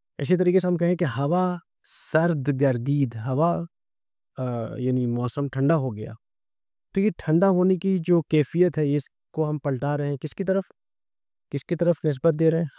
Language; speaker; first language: Urdu; native; Urdu